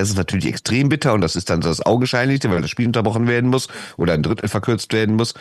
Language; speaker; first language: German; native; German